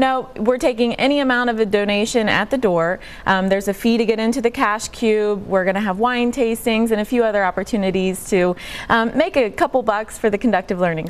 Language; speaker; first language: English; native; English